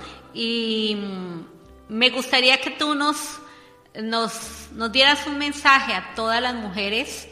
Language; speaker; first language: Spanish; native; Spanish